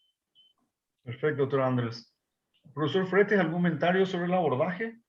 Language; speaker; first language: Spanish; native; Spanish